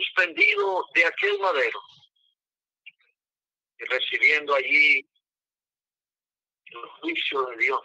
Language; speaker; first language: Spanish; non-native, fluent; English